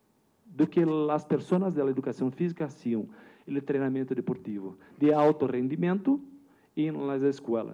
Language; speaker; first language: Spanish; non-native, learner; Portuguese